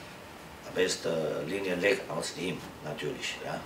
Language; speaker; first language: German; non-native, learner; Romanian